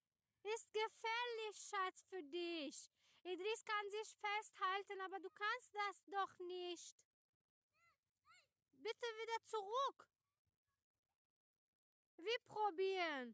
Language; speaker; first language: German; non-native, fluent; Tajik